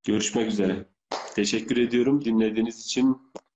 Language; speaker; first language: Turkish; native; Turkish